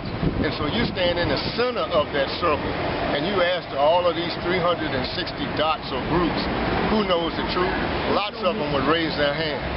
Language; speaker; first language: English; native; English